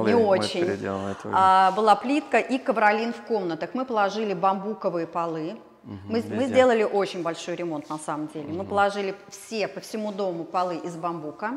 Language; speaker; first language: Russian; native; Russian